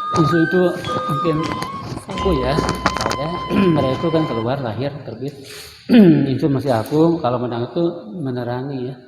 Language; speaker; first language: Indonesian; non-native, local second language; Sundanese